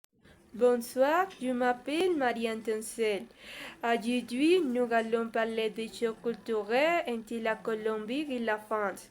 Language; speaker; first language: French; non-native, learner; Spanish